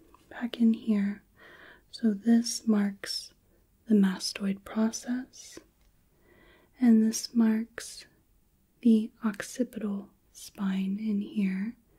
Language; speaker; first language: English; native; English